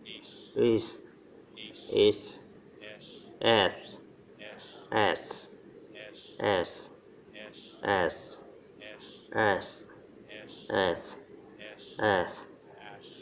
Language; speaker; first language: English; non-native, learner; Vietnamese